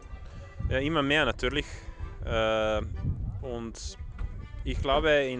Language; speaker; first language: German; non-native, fluent; Croatian